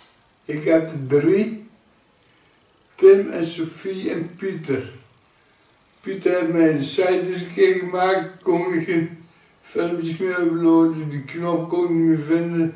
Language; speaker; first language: Dutch; native; Dutch